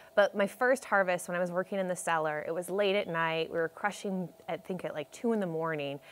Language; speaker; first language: English; native; English